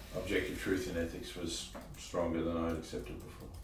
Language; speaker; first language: English; native; English